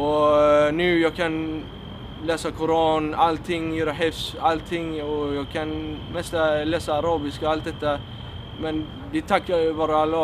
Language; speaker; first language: Swedish; non-native, local second language; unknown